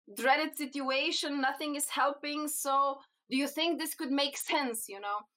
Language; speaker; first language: English; non-native, fluent; Slovenian